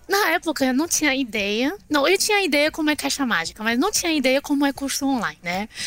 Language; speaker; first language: Portuguese; non-native, fluent; Chinese